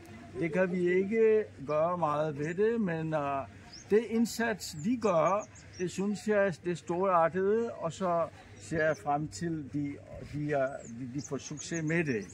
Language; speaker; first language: Danish; non-native, fluent; Bangla